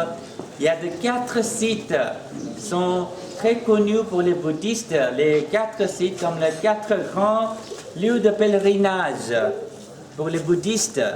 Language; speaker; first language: French; non-native, fluent; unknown